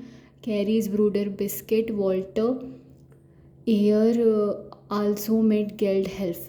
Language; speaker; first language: German; non-native, learner; Hindi